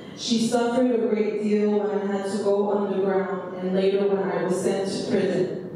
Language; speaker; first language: English; native; English